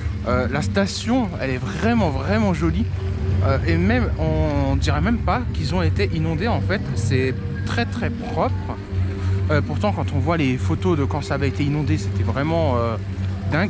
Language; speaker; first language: French; native; French